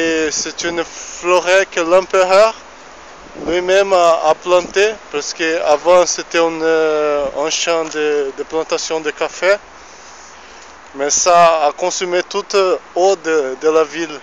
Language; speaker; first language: French; non-native, fluent; Portuguese